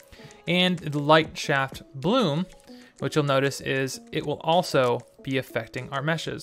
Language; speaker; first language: English; native; English